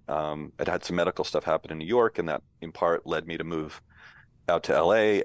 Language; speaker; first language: English; native; English